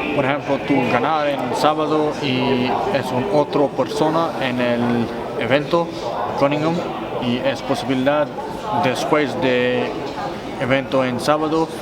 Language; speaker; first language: Spanish; non-native, learner; English